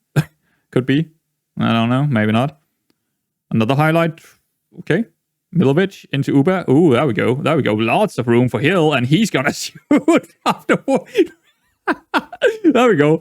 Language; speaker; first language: English; non-native, fluent; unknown